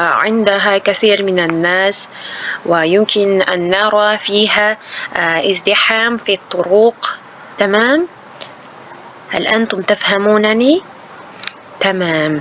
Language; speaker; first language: Arabic; non-native, fluent; Uzbek